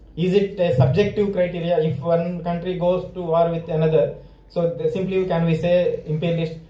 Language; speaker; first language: English; non-native, local second language; Telugu